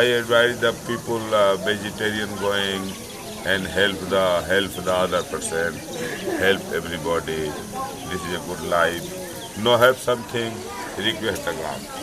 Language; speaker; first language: English; non-native, learner; Hindi